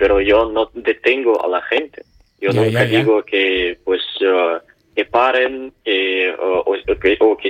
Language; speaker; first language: Spanish; non-native, learner; Ukrainian